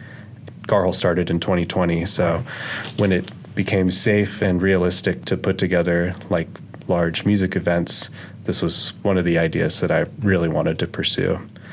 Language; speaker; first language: English; native; English